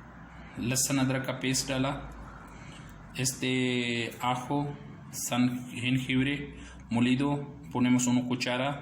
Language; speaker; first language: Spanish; non-native, learner; Urdu